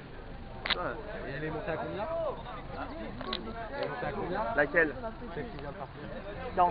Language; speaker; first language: French; native; French